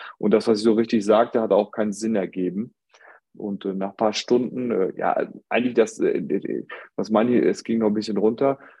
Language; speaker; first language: German; early bilingual, other home language; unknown